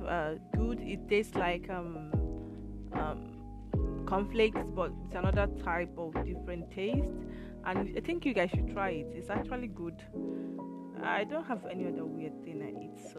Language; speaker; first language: English; non-native, local second language; Igbo